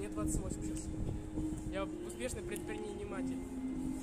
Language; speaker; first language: Russian; native; Russian